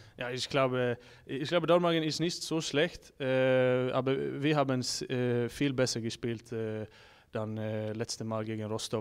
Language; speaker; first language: German; non-native, learner; Swedish